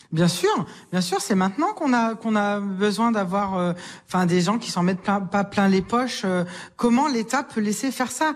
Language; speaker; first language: French; native; French